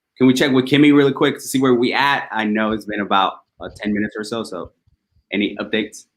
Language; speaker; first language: English; early bilingual, other home language; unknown